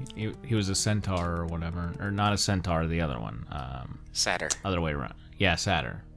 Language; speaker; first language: English; native; English